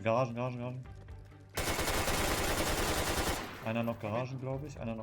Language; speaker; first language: German; native; German